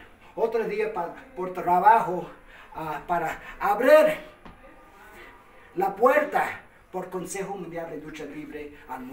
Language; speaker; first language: Spanish; non-native, fluent; English